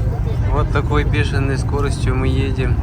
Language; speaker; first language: Russian; native; Russian